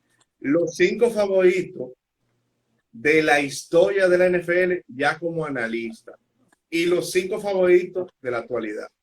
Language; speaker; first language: Spanish; native; Spanish